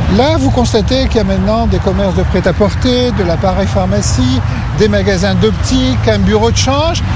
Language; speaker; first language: French; native; French